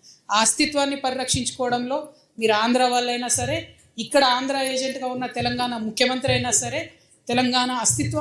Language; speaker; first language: Telugu; native; Telugu